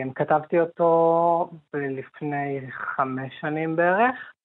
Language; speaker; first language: Hebrew; early bilingual, other home language; Hindi